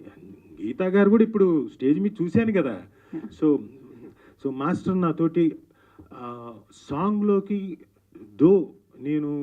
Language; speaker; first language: Telugu; native; Telugu